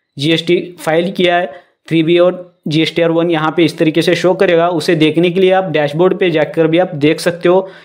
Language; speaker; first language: Hindi; non-native, local second language; Marathi